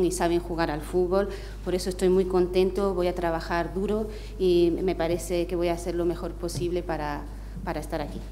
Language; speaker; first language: Spanish; non-native, fluent; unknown